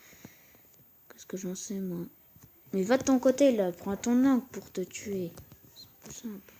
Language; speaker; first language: French; native; French